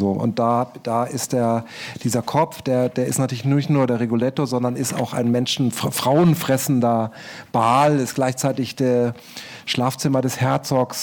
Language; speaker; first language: German; native; German